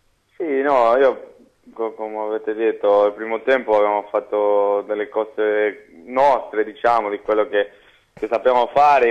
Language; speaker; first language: Italian; non-native, fluent; Spanish